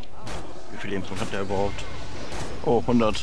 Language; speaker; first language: German; native; German